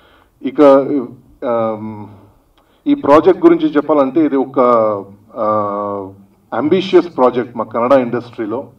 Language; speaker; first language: Telugu; non-native, local second language; Kannada